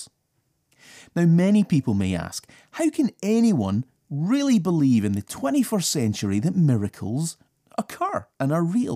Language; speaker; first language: English; native; English